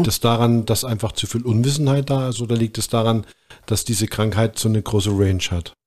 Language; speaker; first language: German; native; German